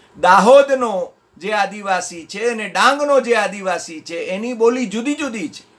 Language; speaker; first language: Gujarati; native; Gujarati